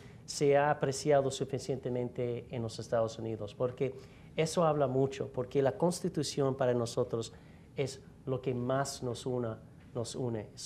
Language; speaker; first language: Spanish; non-native, fluent; English